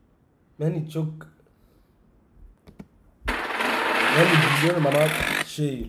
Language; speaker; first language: Turkish; non-native, learner; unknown